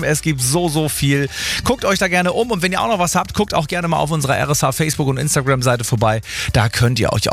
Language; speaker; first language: German; native; German